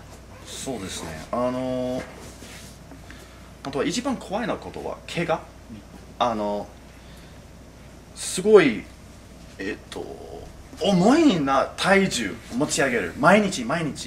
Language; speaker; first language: Japanese; non-native, fluent; English